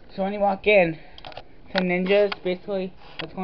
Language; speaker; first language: English; native; English